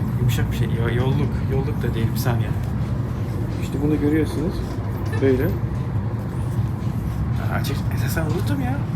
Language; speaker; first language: Turkish; early bilingual, heritage; Turkish